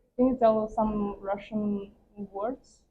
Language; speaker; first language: English; non-native, fluent; Russian